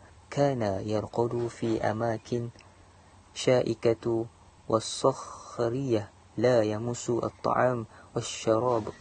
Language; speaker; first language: Arabic; non-native, learner; Malay